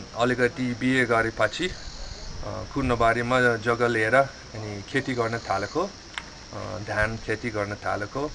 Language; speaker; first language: Nepali; non-native, fluent; English